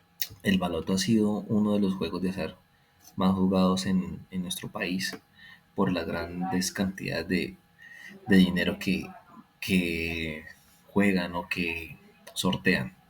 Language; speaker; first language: Spanish; native; Spanish